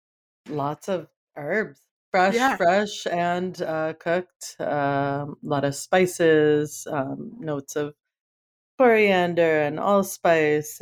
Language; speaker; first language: English; native; English